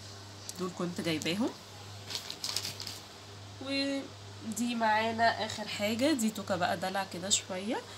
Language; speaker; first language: Arabic; native; Arabic